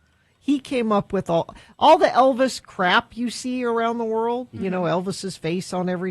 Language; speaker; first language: English; native; English